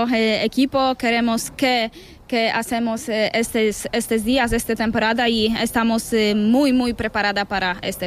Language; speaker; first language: Spanish; non-native, learner; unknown